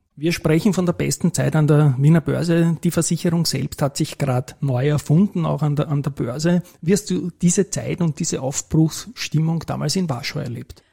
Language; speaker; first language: German; native; German